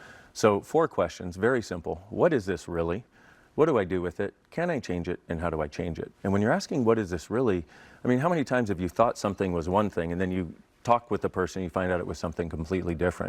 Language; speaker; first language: English; native; English